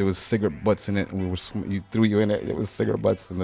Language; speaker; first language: English; native; English